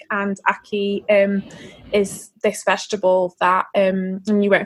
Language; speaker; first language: English; native; English